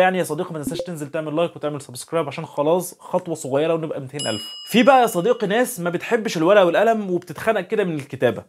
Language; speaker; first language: Arabic; native; Arabic